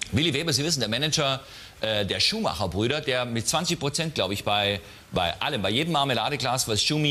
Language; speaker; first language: German; native; German